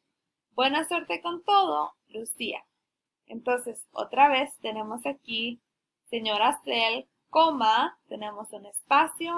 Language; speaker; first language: Spanish; early bilingual, heritage; Spanish